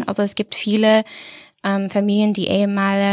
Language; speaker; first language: German; non-native, fluent; English